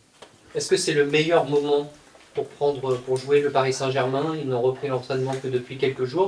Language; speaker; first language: French; native; French